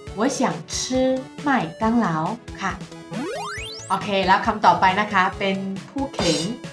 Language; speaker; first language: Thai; non-native, fluent; Chinese